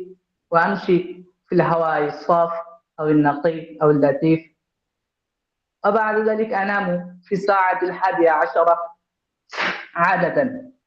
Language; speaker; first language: Arabic; non-native, learner; Bangla